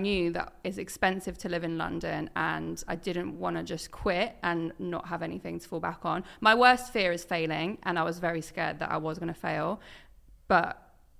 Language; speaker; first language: English; native; English